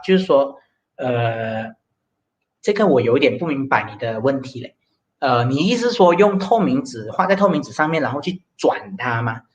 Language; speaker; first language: Chinese; native; Chinese